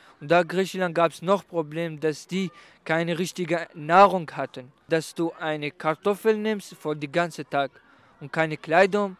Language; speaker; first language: German; non-native, learner; Kurdish